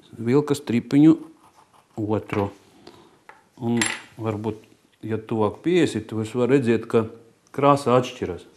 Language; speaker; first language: Latvian; non-native, local second language; Russian